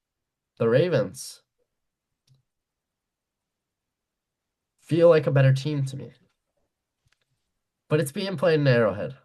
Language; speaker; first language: English; native; English